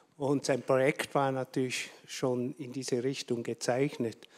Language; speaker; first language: English; non-native, learner; German